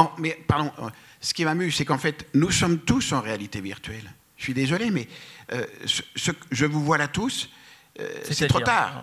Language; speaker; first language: French; native; French